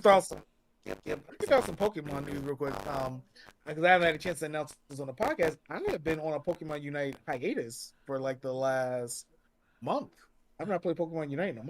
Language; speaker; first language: English; native; English